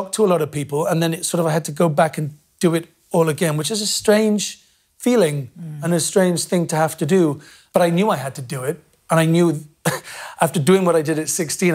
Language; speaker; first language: English; native; English